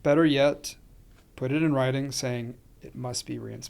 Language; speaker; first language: English; non-native, fluent; Spanish